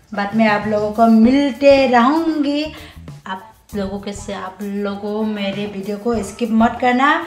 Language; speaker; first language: Hindi; non-native, local second language; Assamese